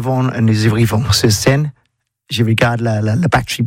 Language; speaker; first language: French; non-native, learner; English